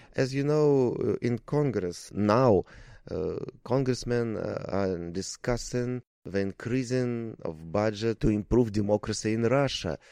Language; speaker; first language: English; non-native, learner; Russian